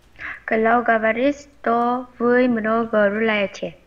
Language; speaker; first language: Russian; non-native, learner; Vietnamese